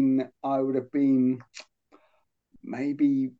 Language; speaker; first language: English; native; English